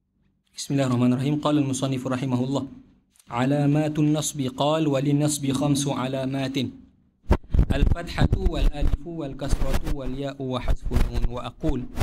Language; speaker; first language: Arabic; non-native, fluent; Malay